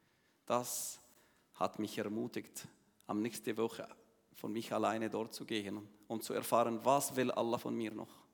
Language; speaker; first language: German; non-native, learner; Arabic